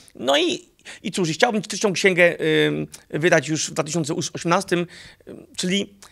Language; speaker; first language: Polish; early bilingual, heritage; Danish